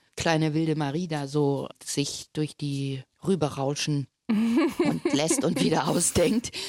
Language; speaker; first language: German; native; German